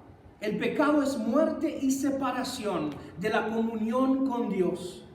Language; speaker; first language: Spanish; native; Spanish